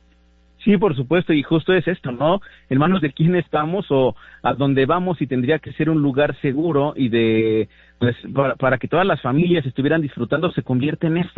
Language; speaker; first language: Spanish; native; Spanish